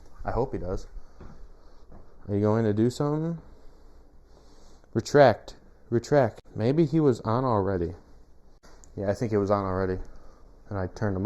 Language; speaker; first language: English; native; English